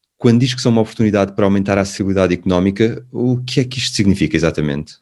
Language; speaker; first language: Portuguese; native; Portuguese